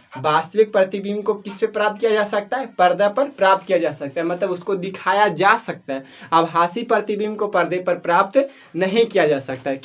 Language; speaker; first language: Hindi; native; Hindi